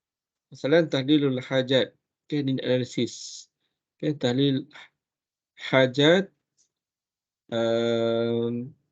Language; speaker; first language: Arabic; non-native, fluent; Malay